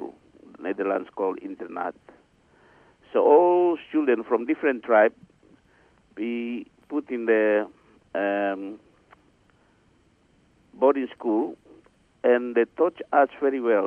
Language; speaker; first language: English; non-native, learner; Indonesian